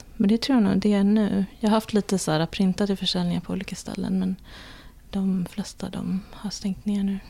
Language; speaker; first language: Swedish; native; Swedish